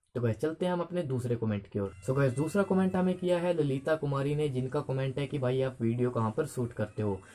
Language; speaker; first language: Hindi; native; Hindi